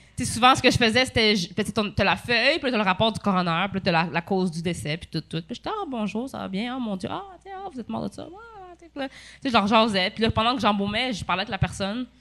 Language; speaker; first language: French; native; French